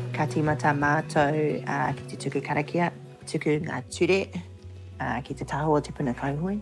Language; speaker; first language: Māori; non-native, local second language; English